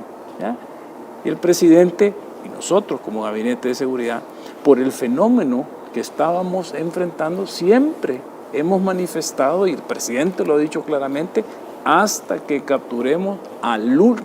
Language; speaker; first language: Spanish; native; Spanish